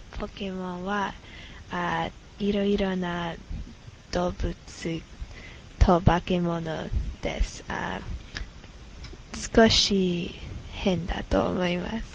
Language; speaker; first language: Japanese; non-native, learner; English